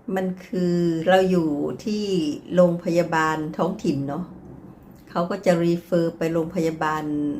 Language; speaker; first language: Thai; native; Thai